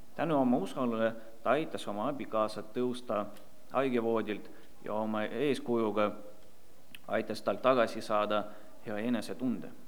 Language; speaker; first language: Estonian; non-native, local second language; Russian